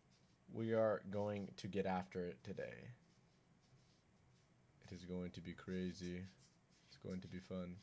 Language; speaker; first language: English; native; English